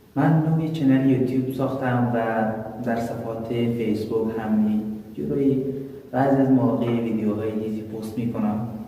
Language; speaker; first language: Persian; native; Persian